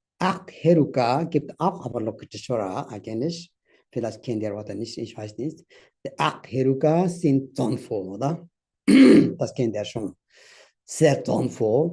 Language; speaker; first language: German; non-native, fluent; Tibetan